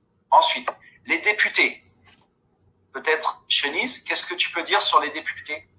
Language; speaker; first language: French; native; French